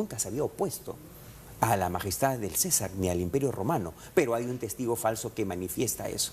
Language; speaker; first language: Spanish; native; Spanish